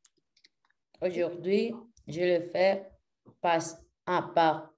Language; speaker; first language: French; non-native, learner; Spanish